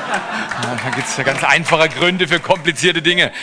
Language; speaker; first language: German; native; German